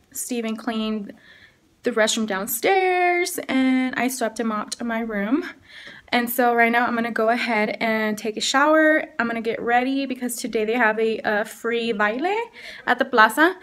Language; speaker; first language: English; early bilingual, other home language; Spanish